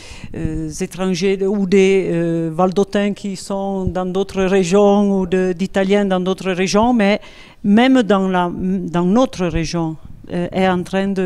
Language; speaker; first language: French; non-native, local second language; Italian